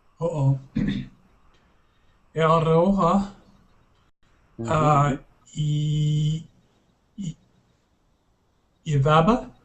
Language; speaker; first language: Spanish; non-native, learner; English